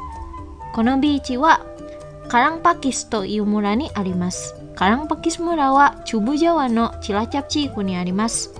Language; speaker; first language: Japanese; non-native, fluent; Indonesian